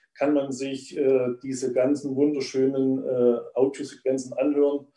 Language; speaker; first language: German; native; German